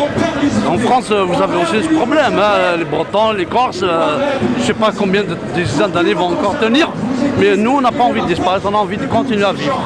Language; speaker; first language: French; non-native, local second language; Kabyle